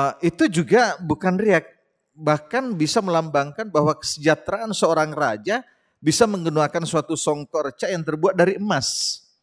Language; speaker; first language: Indonesian; non-native, local second language; Buginese